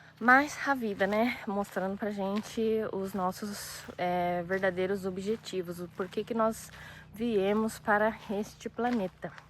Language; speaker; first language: Portuguese; early bilingual, other home language; Japanese